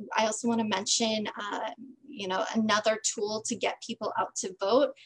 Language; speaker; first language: English; native; English